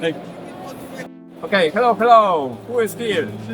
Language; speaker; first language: English; non-native, learner; Polish